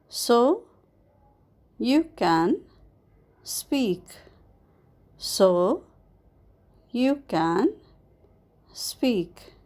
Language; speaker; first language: English; non-native, fluent; Arabic